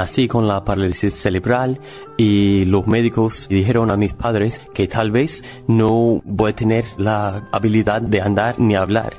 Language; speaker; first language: Spanish; non-native, fluent; English